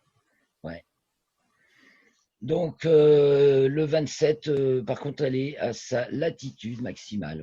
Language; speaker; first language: French; native; French